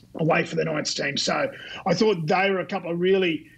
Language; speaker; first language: English; native; English